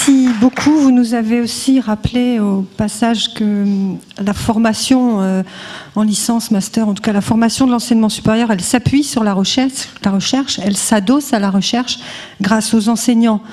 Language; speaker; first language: French; native; French